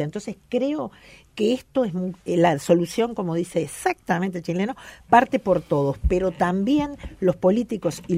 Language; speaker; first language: Spanish; native; Spanish